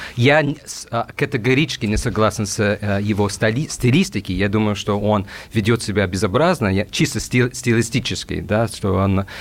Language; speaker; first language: Russian; non-native, fluent; English